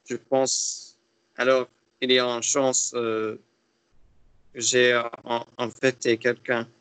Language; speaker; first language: French; non-native, learner; English